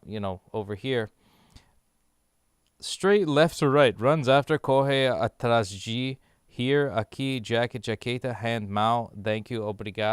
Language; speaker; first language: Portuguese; non-native, learner; English